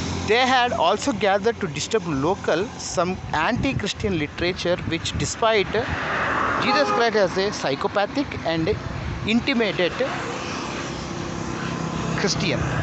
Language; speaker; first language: English; non-native, local second language; Telugu